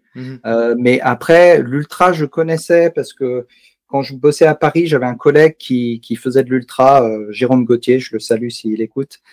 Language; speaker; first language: French; native; French